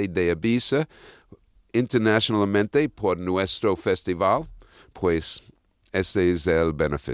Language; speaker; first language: Spanish; non-native, fluent; English